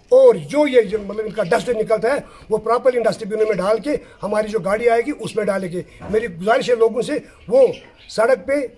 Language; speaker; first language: Hindi; native; Hindi